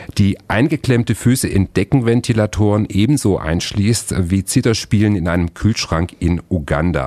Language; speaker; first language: German; native; German